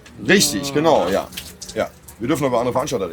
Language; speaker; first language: German; native; German